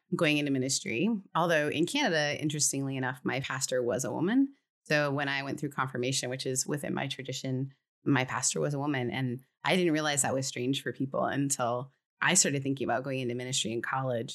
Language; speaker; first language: English; native; English